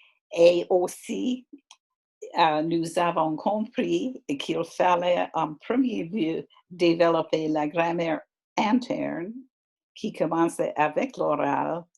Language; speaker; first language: French; non-native, fluent; English